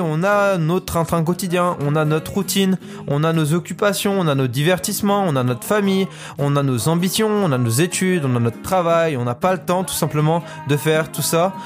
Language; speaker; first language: French; native; French